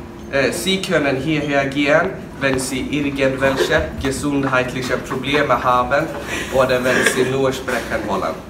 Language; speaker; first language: German; non-native, learner; Swedish